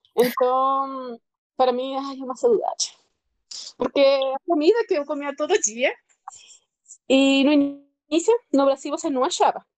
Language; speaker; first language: Portuguese; non-native, fluent; Spanish